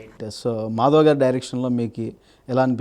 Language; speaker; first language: Telugu; native; Telugu